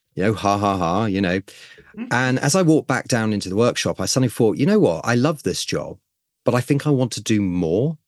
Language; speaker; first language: English; native; English